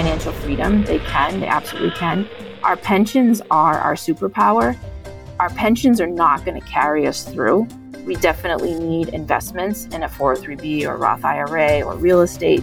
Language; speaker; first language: English; native; English